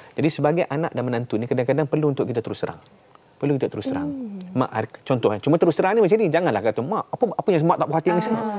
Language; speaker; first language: Malay; native; Malay